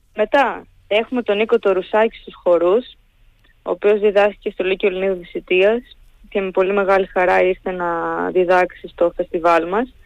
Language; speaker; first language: Greek; native; Greek